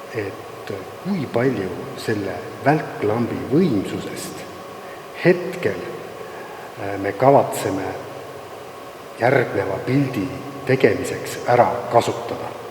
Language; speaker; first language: Estonian; native; Estonian